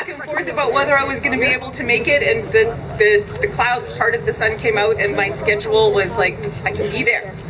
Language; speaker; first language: English; native; English